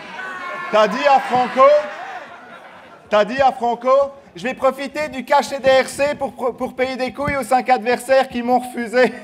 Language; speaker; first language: French; native; French